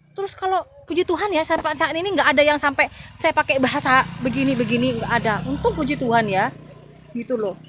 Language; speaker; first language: Indonesian; non-native, local second language; Madurese